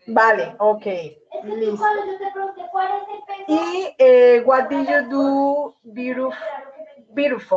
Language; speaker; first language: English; non-native, learner; Spanish